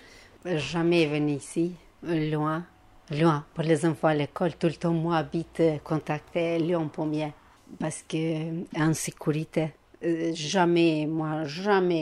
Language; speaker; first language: French; non-native, learner; Albanian